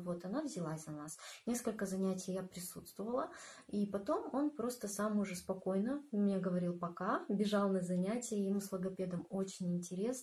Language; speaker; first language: Russian; native; Russian